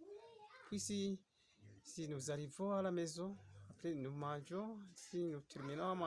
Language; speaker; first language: French; non-native, local second language; Rundi